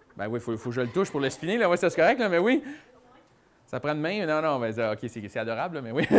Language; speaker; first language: French; native; French